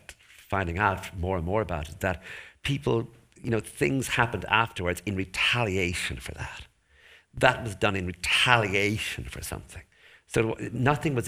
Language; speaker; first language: English; native; English